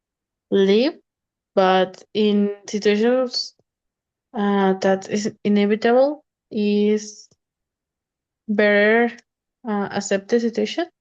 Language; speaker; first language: English; non-native, learner; Spanish